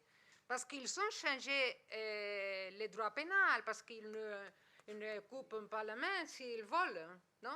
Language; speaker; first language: French; non-native, fluent; Spanish